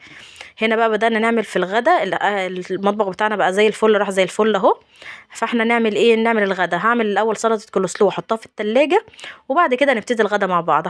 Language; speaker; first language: Arabic; native; Arabic